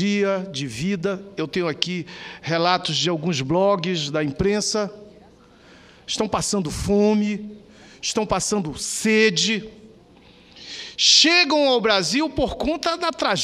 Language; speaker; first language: Portuguese; native; Portuguese